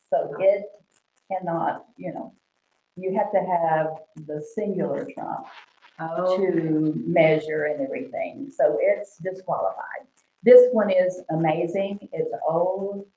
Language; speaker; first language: English; native; English